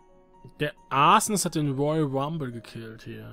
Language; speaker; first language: German; native; German